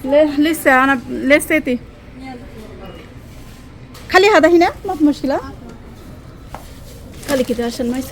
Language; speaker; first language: Arabic; non-native, learner; Bangla